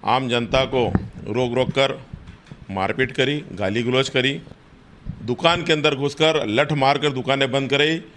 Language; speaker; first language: Hindi; native; Hindi